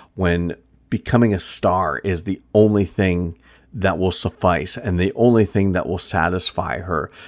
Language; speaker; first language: English; early bilingual, other home language; German